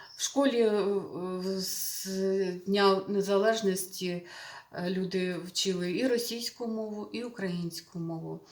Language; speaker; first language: Ukrainian; native; Ukrainian